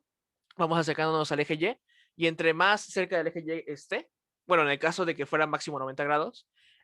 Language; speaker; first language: Spanish; native; Spanish